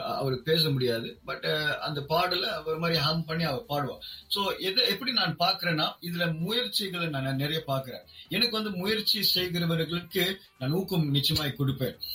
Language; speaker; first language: Tamil; non-native, local second language; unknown